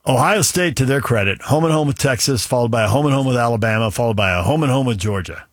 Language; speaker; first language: English; native; English